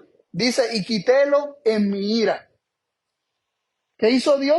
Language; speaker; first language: Spanish; native; Spanish